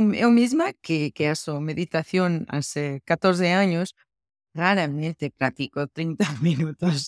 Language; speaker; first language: Spanish; non-native, fluent; Portuguese